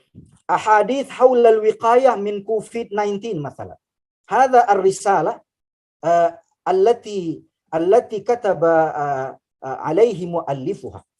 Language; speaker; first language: Arabic; non-native, fluent; Indonesian